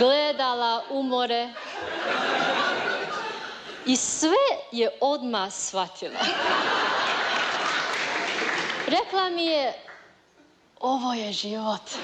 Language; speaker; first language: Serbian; non-native, learner; Chinese